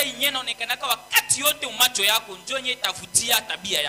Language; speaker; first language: Swahili; native; Swahili